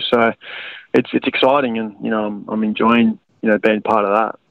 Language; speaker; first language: English; native; English